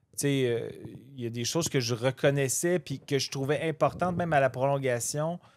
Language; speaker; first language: French; native; French